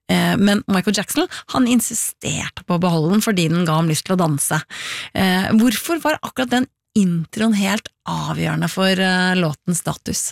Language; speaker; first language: Norwegian; native; Norwegian